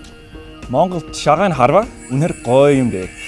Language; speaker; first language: Mongolian; non-native, learner; English